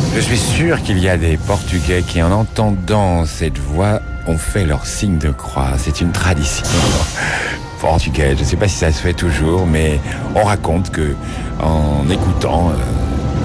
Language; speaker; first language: French; native; French